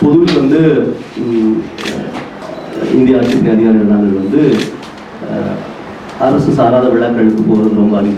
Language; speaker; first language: Tamil; native; Tamil